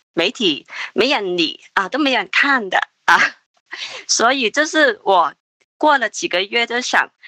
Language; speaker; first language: Chinese; non-native, local second language; Cantonese